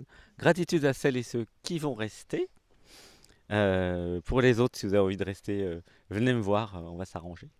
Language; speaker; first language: French; native; French